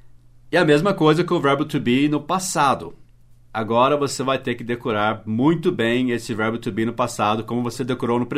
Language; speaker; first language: Portuguese; non-native, fluent; English